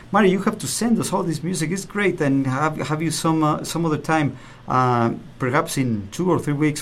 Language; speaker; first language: English; non-native, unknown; Spanish